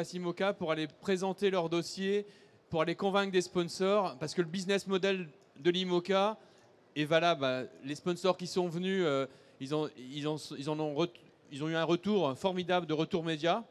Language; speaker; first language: French; native; French